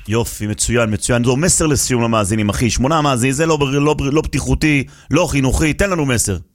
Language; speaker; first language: Hebrew; native; Hebrew